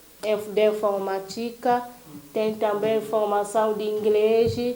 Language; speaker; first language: Portuguese; non-native, learner; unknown